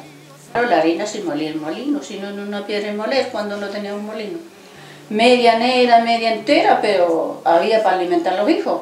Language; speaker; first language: Spanish; native; Spanish